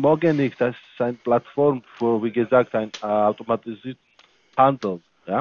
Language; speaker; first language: German; non-native, fluent; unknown